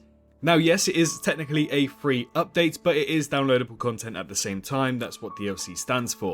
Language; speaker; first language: English; native; English